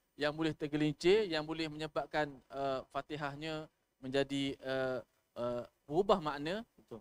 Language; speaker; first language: Malay; native; Malay